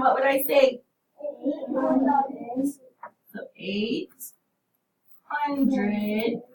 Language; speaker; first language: English; native; English